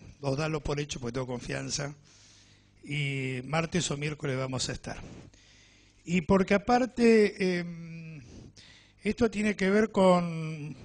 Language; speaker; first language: Spanish; native; Spanish